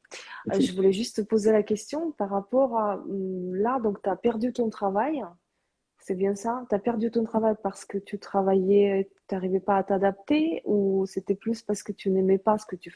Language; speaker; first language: French; early bilingual, other home language; Korean